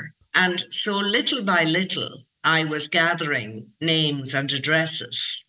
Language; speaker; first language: English; native; English